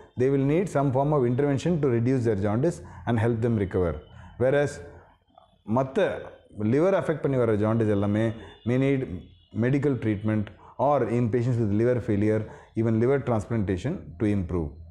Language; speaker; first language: English; non-native, local second language; Tamil